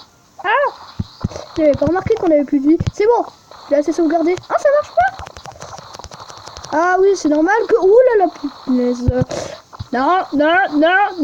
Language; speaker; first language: French; native; French